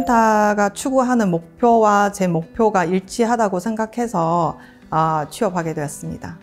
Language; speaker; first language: Korean; non-native, fluent; Chinese